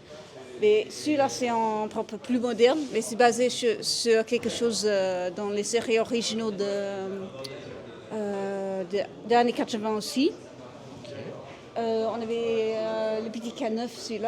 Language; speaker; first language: French; non-native, learner; English